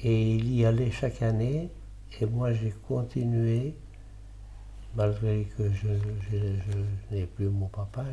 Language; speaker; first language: French; early bilingual, other home language; Italian